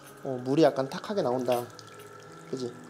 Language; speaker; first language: Korean; native; Korean